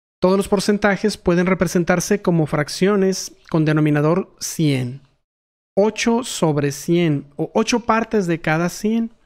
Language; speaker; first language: Spanish; native; Spanish